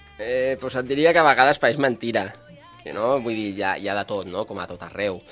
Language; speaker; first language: Catalan; non-native, local second language; Occitan